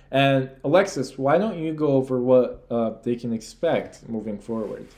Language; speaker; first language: English; early bilingual, other home language; Turkish